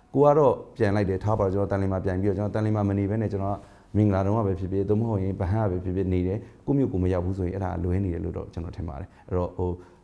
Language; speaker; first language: Burmese; native; Burmese